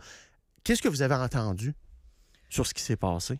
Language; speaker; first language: French; native; French